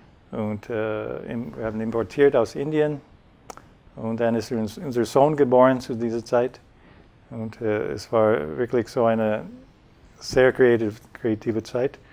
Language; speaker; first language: German; non-native, fluent; English